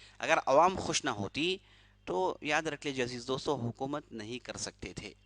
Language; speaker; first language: Urdu; native; Urdu